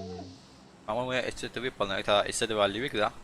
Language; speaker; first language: Russian; non-native, local second language; Tajik